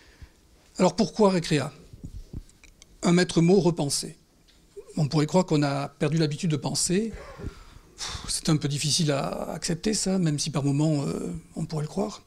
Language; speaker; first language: French; native; French